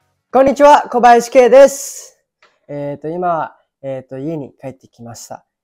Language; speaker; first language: Japanese; early bilingual, other home language; English